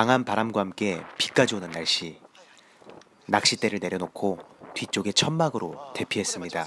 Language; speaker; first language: Korean; native; Korean